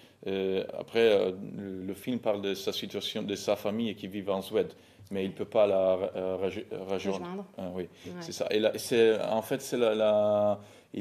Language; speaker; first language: French; non-native, fluent; Italian